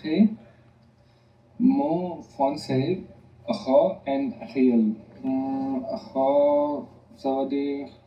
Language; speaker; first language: French; non-native, learner; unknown